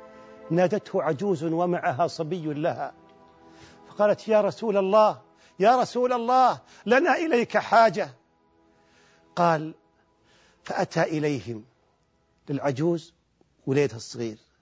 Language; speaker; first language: Arabic; native; Arabic